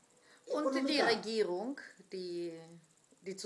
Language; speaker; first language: German; non-native, fluent; Greek